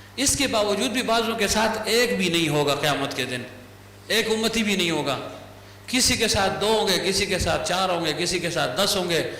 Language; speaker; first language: Urdu; non-native, local second language; Pashto